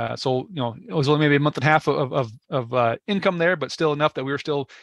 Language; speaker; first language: English; native; English